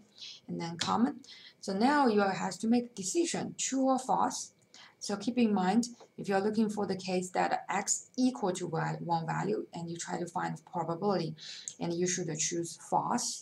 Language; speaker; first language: English; non-native, fluent; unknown